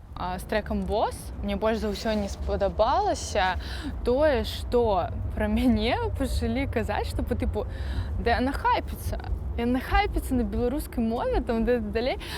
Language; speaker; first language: Belarusian; non-native, local second language; Russian